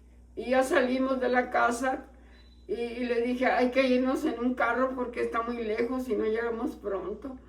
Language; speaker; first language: Spanish; native; Spanish